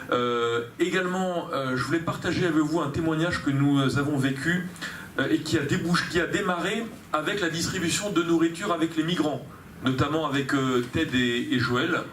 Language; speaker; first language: French; native; French